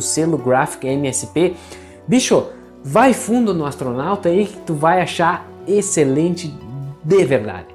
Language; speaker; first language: Portuguese; native; Portuguese